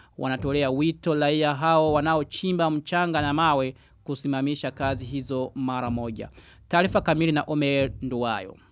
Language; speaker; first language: Swahili; non-native, local second language; Rundi